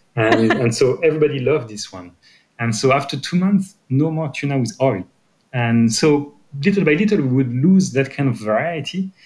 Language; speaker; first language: English; non-native, fluent; French